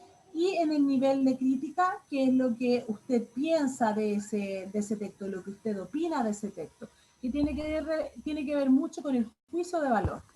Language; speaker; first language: Spanish; native; Spanish